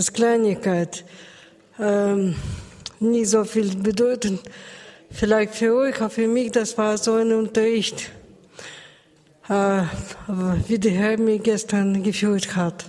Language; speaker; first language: German; non-native, learner; Russian